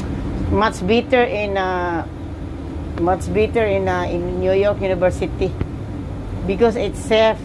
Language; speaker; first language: English; non-native, learner; Cebuano